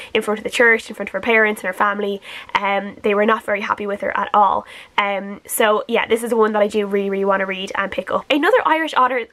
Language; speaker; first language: English; native; English